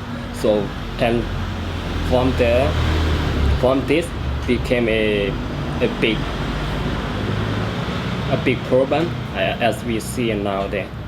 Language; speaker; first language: English; non-native, learner; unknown